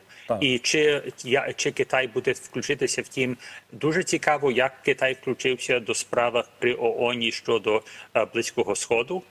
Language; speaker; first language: Ukrainian; early bilingual, heritage; Ukrainian